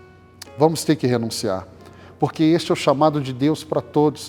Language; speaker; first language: Portuguese; native; Portuguese